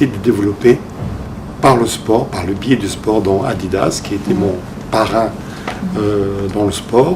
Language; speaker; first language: French; non-native, local second language; Arabic